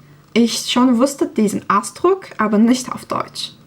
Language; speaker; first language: German; non-native, learner; Turkish